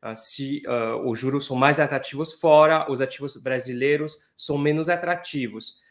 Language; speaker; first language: Portuguese; non-native, fluent; French